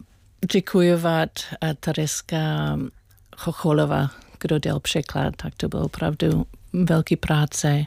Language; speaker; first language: Czech; non-native, learner; English